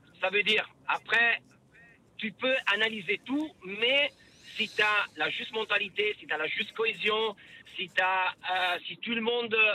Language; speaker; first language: French; non-native, fluent; Italian